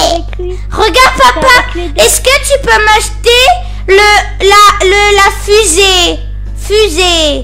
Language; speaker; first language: French; native; French